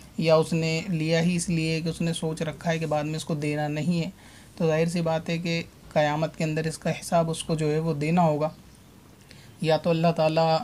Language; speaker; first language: Urdu; native; Urdu